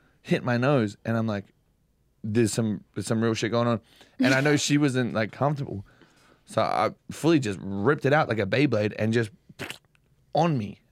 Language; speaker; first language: English; native; English